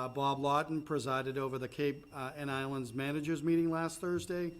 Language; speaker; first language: English; native; English